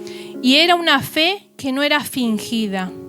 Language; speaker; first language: Spanish; native; Spanish